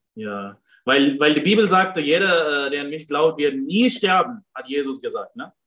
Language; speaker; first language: German; non-native, fluent; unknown